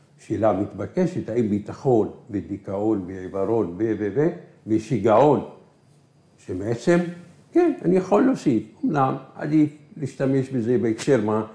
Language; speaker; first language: Hebrew; non-native, local second language; Arabic